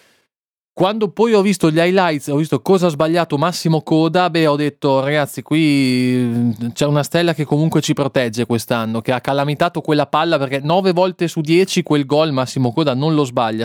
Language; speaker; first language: Italian; native; Italian